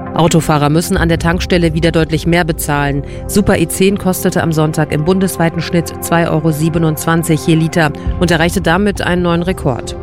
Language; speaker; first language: German; native; German